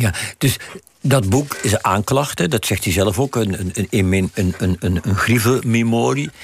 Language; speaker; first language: Dutch; native; Dutch